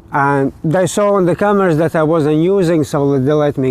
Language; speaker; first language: English; non-native, learner; Latvian